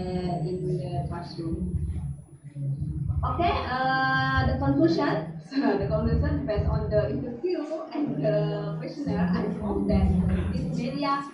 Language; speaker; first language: English; non-native, learner; Indonesian